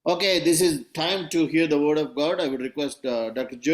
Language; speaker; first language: English; non-native, local second language; Telugu